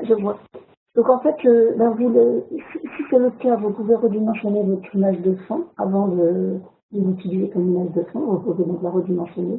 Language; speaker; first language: French; native; French